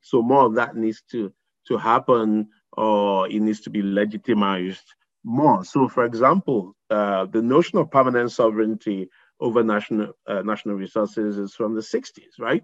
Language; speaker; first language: English; non-native, local second language; Igbo